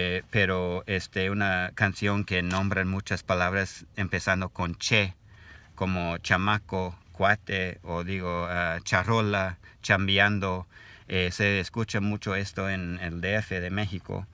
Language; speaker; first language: Spanish; non-native, learner; English